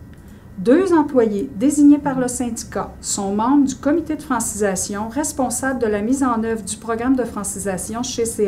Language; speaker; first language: French; native; French